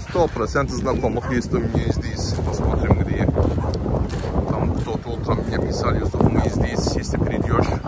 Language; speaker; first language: Russian; non-native, learner; Turkish